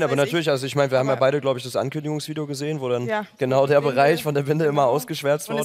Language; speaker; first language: German; native; German